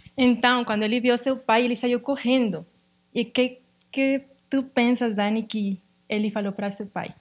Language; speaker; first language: Portuguese; non-native, learner; Spanish